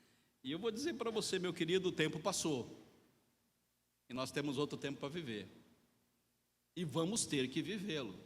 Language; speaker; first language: Portuguese; native; Portuguese